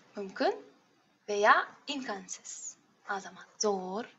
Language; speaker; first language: Turkish; non-native, learner; Russian